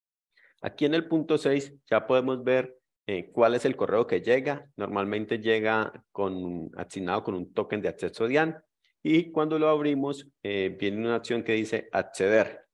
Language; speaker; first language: Spanish; native; Spanish